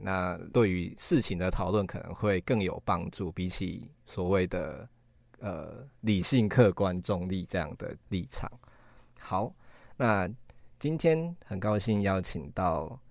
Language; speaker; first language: Chinese; native; Chinese